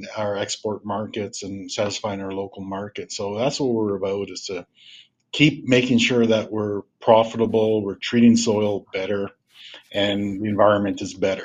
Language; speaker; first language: English; native; English